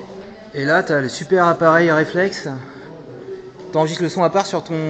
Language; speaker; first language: French; native; French